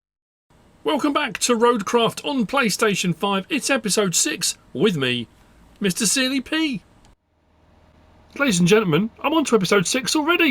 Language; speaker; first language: English; native; English